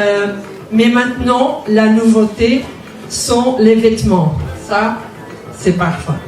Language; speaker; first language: French; non-native, learner; Portuguese